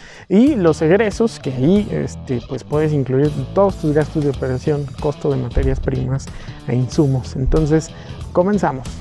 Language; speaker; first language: Spanish; native; Spanish